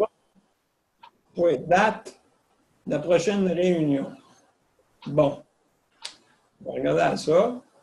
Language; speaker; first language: French; native; French